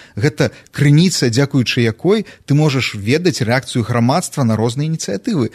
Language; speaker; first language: Belarusian; non-native, local second language; Russian